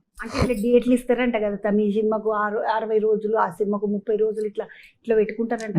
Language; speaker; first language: Telugu; native; Telugu